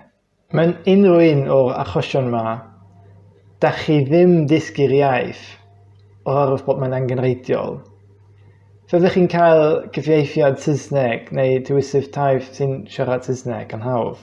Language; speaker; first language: Welsh; non-native, fluent; English